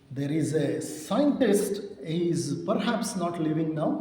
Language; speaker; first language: English; non-native, local second language; Kannada